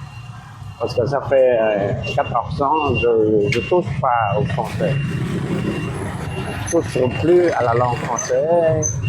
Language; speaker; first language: French; non-native, fluent; Vietnamese